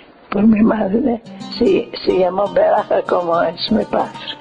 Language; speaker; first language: Spanish; early bilingual, heritage; Ladino